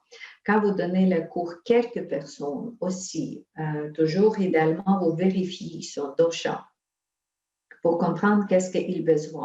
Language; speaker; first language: French; non-native, fluent; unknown